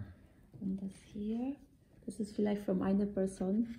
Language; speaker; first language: German; non-native, learner; Polish